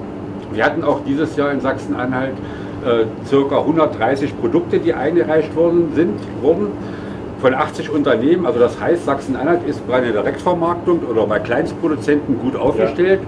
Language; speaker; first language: German; native; German